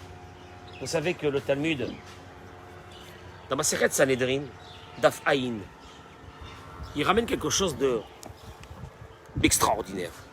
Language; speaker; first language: French; native; French